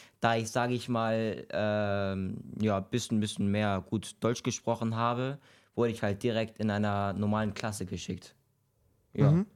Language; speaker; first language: German; early bilingual, other home language; Kurdish